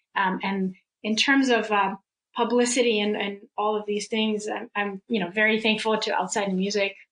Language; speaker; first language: English; early bilingual, other home language; Russian